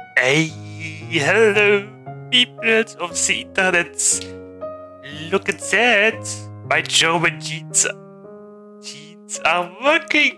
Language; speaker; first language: English; non-native, fluent; German